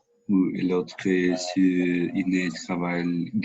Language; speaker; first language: French; non-native, learner; Spanish